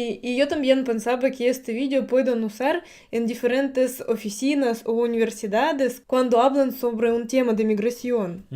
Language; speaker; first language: Spanish; non-native, fluent; Russian